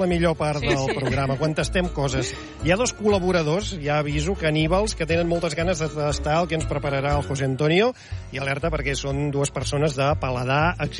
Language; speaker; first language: Catalan; native; Catalan